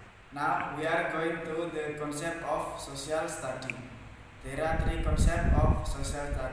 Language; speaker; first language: English; non-native, learner; Indonesian